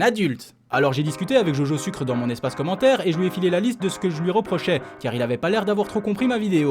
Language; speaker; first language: French; native; French